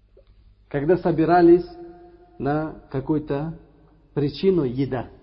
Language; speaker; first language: Russian; non-native, learner; Uzbek